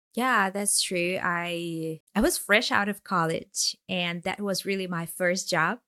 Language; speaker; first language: English; non-native, fluent; Ukrainian